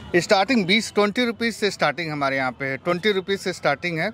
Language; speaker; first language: Hindi; native; Hindi